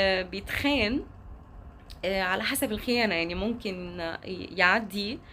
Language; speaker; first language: Arabic; native; Arabic